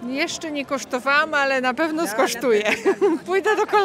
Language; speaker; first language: Polish; native; Polish